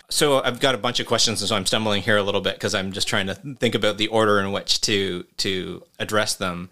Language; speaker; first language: English; native; English